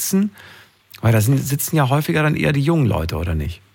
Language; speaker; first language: German; native; German